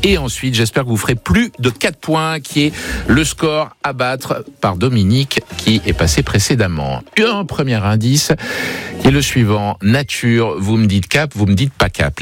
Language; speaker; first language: French; native; French